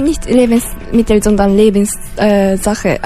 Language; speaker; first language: German; non-native, learner; Japanese